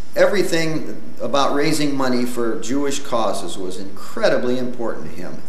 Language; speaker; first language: English; native; English